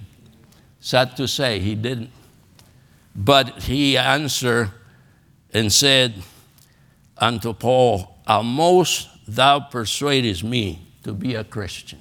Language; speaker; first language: English; non-native, fluent; Spanish